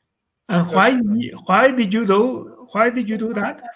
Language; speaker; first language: English; non-native, fluent; Spanish